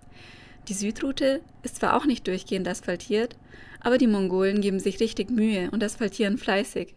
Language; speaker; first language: German; native; German